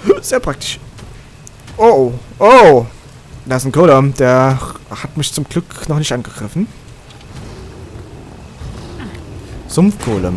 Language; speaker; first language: German; native; German